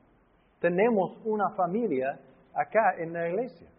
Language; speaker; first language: Spanish; non-native, fluent; English